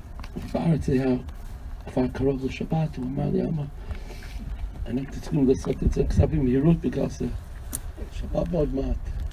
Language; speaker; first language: Hebrew; non-native, fluent; English